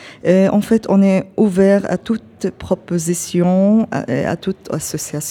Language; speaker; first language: French; non-native, fluent; Arabic